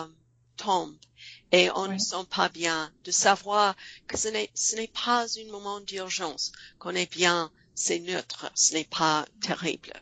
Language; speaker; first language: French; non-native, fluent; English